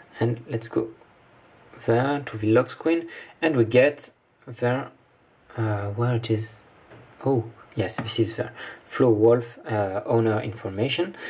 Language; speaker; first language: English; non-native, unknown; French